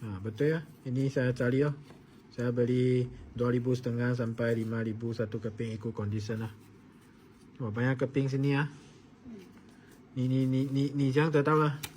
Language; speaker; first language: Malay; non-native, local second language; Chinese